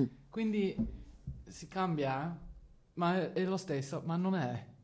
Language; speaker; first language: Italian; non-native, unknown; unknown